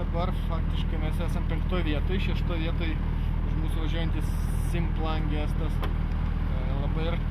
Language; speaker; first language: Lithuanian; native; Lithuanian